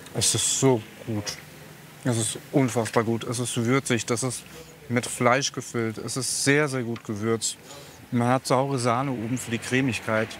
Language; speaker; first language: German; early bilingual, other home language; Croatian